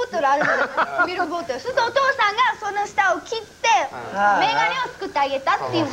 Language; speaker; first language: Japanese; non-native, fluent; English